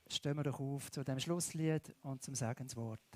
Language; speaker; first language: German; native; German